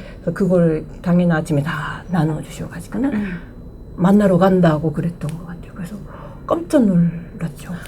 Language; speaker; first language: Korean; early bilingual, heritage; Japanese